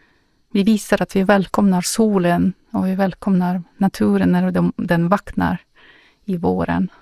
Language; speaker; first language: Swedish; non-native, learner; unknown